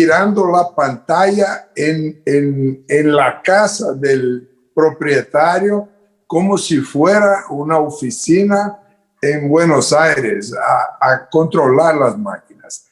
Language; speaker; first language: Spanish; non-native, fluent; Portuguese